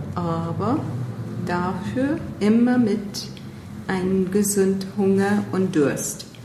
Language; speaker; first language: German; non-native, fluent; English